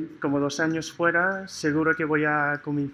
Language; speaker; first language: Spanish; native; Spanish